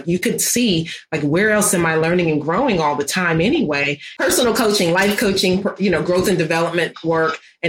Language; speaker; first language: English; native; English